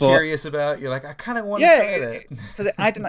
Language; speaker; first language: English; native; English